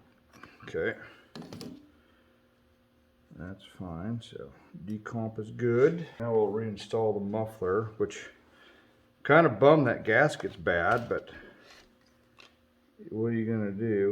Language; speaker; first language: English; native; English